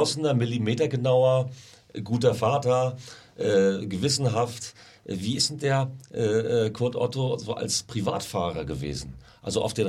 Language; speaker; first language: German; native; German